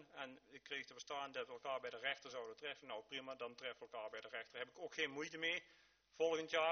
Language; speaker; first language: Dutch; native; Dutch